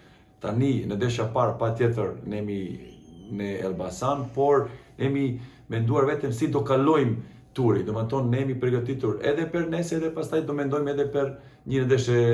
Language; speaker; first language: Albanian; non-native, learner; Serbian